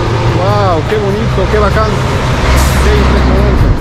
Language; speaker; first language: Spanish; native; Spanish